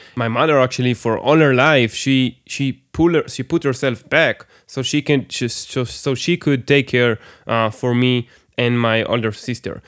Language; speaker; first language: English; non-native, fluent; Hebrew